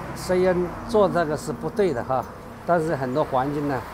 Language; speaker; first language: Chinese; native; Chinese